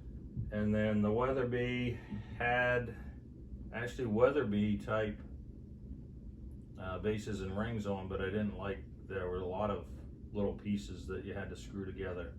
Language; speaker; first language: English; native; English